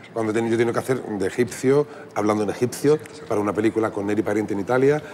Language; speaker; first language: Spanish; native; Spanish